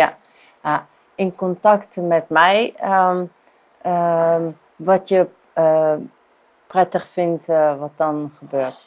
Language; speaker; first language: Dutch; non-native, fluent; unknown